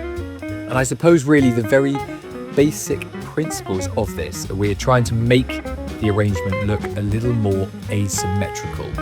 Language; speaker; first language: English; native; English